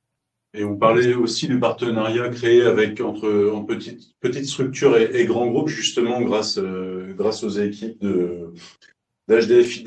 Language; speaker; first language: French; native; French